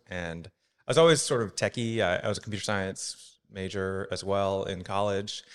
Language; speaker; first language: English; native; English